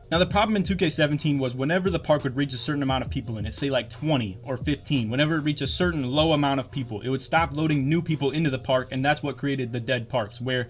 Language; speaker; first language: English; native; English